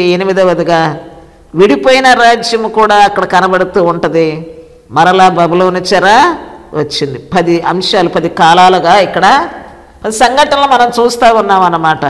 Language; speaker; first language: Telugu; native; Telugu